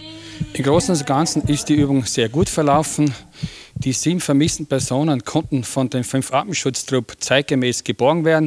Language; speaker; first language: German; native; German